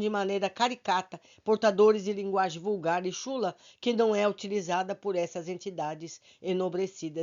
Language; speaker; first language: Portuguese; native; Portuguese